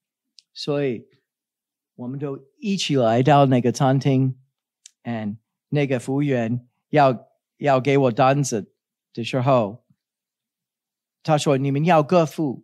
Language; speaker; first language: Chinese; non-native, fluent; English